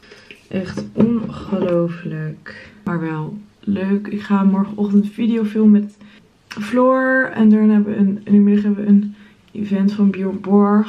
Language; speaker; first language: Dutch; native; Dutch